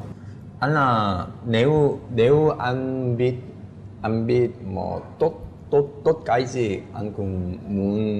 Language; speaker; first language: Vietnamese; non-native, learner; Korean